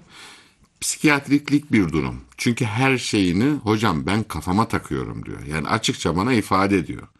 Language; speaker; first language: Turkish; native; Turkish